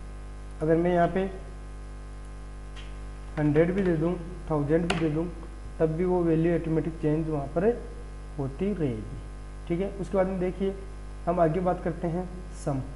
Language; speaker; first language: Hindi; native; Hindi